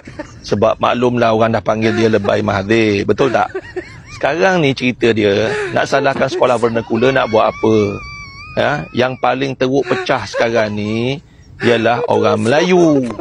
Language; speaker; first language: Malay; native; Malay